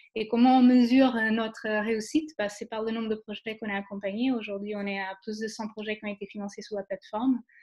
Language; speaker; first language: French; non-native, fluent; Portuguese